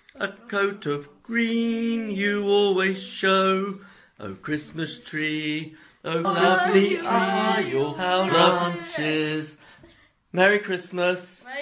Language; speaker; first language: Polish; non-native, learner; English